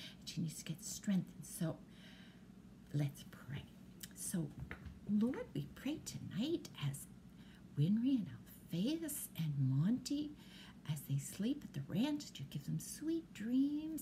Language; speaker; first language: English; native; English